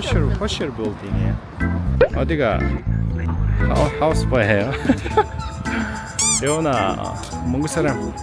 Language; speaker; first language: Korean; non-native, learner; Mongolian